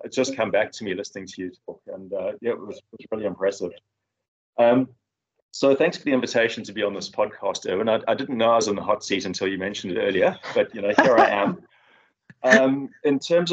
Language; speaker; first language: English; native; English